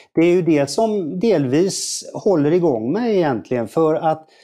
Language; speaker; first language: Swedish; native; Swedish